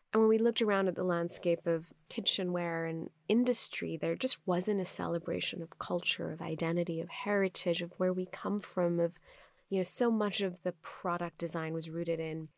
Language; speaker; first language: English; non-native, local second language; Urdu